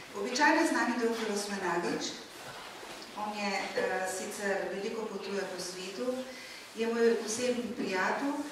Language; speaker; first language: Slovenian; native; Slovenian